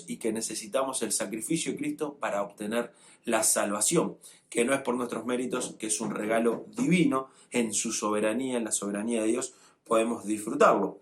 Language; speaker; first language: Spanish; native; Spanish